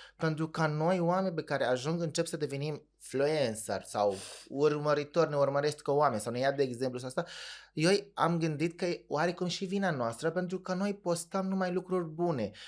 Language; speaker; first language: Romanian; non-native, fluent; Arabic